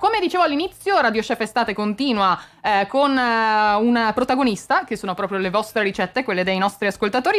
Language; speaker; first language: Italian; native; Italian